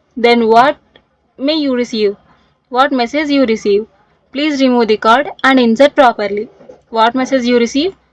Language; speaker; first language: English; non-native, local second language; Telugu